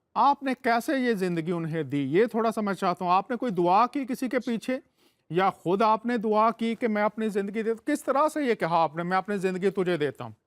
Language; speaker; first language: Urdu; native; Urdu